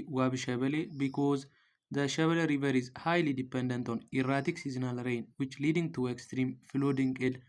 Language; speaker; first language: English; non-native, local second language; Amharic